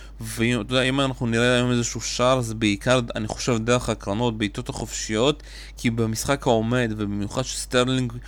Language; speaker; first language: Hebrew; native; Hebrew